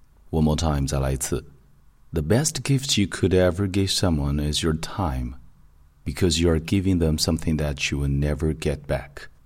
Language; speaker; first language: English; non-native, fluent; Chinese